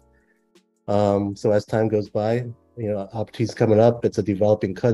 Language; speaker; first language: English; native; English